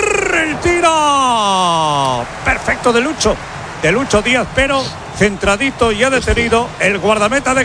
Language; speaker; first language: Spanish; native; Spanish